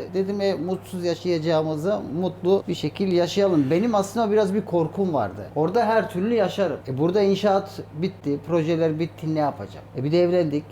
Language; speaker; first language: Turkish; early bilingual, heritage; Turkish